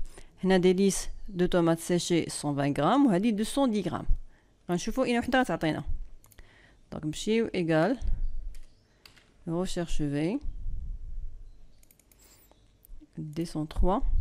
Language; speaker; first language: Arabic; native; Arabic